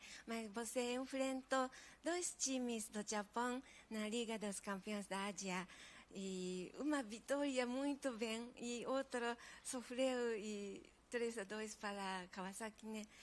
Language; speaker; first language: Portuguese; non-native, fluent; Japanese